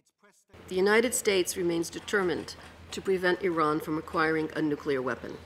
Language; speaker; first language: English; native; English